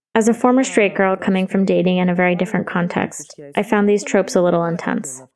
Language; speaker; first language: English; non-native, fluent; Greek